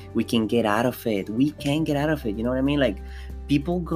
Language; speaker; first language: English; non-native, fluent; Spanish